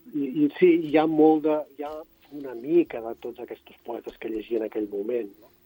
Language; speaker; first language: Catalan; non-native, local second language; Spanish